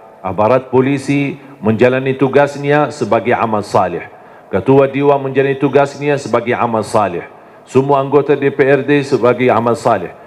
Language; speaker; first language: Indonesian; non-native, fluent; Arabic